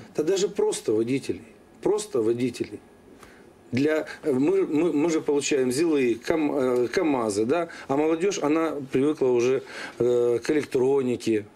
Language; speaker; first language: Russian; native; Russian